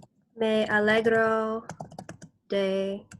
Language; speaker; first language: Spanish; non-native, fluent; English